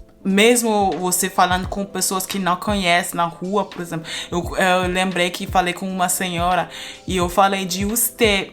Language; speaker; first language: Portuguese; non-native, fluent; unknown